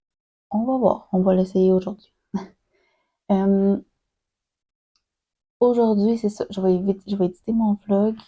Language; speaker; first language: French; native; French